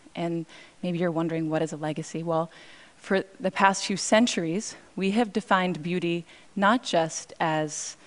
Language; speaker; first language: English; native; English